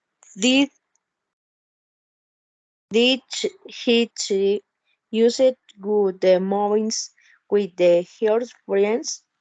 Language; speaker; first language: English; non-native, learner; Spanish